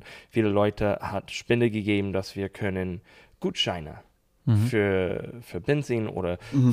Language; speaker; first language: German; non-native, learner; English